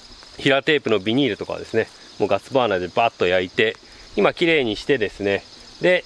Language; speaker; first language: Japanese; native; Japanese